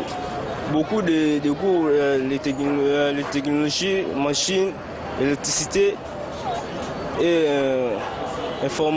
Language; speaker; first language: French; non-native, learner; Lingala